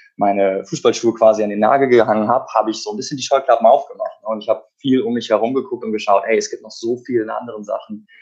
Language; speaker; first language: German; native; German